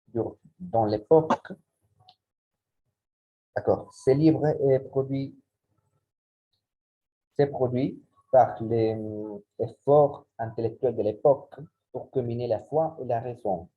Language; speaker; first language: French; non-native, learner; Spanish